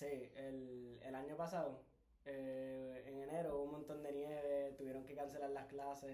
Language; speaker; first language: Spanish; native; Spanish